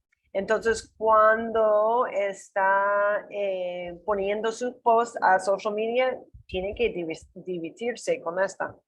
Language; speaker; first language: Spanish; non-native, learner; English